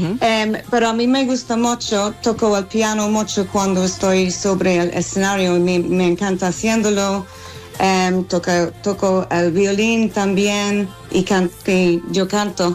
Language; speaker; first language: Spanish; non-native, fluent; English